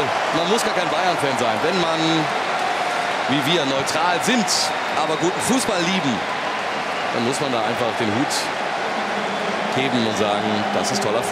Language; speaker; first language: German; native; German